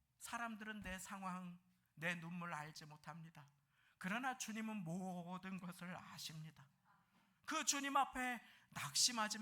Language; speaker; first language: Korean; native; Korean